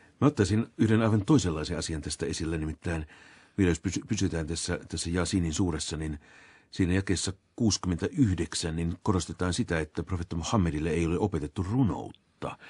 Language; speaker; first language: Finnish; native; Finnish